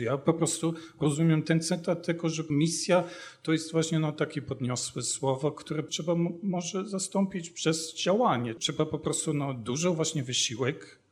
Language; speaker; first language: Polish; non-native, fluent; German